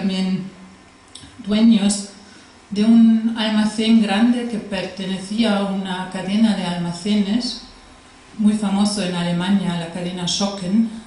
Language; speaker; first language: Spanish; non-native, fluent; German